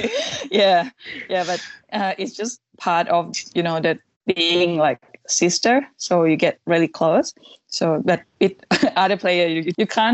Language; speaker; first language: English; non-native, fluent; Thai